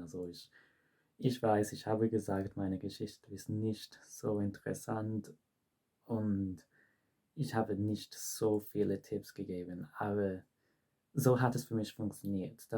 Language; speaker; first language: German; non-native, fluent; English